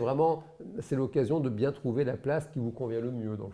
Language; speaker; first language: French; native; French